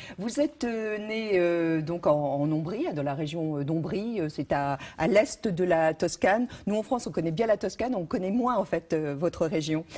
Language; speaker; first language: French; native; French